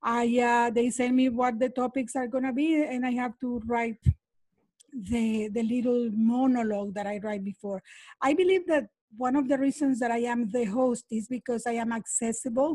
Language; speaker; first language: English; non-native, fluent; Spanish